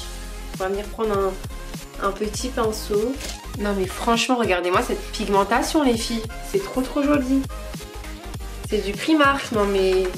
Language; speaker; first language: French; native; French